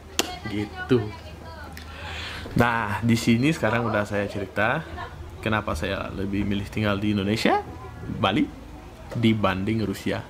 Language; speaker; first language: Indonesian; non-native, fluent; Russian